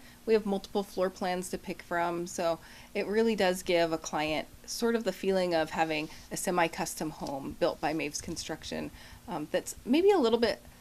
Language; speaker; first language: English; native; English